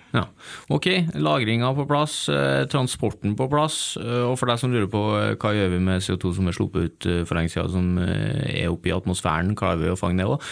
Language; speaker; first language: Norwegian; native; Norwegian